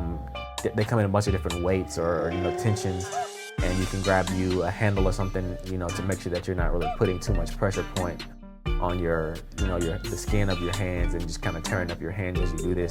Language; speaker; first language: English; native; English